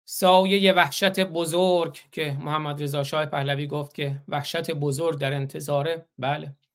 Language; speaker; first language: Persian; native; Persian